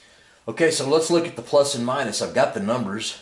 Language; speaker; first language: English; native; English